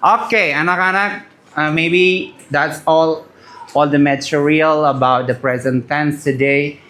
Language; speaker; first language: English; non-native, learner; Indonesian